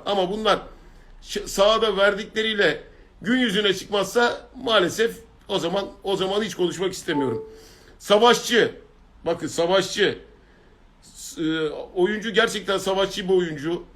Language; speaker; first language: Turkish; native; Turkish